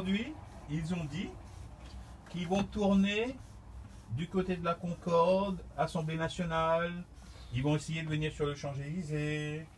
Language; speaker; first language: French; native; French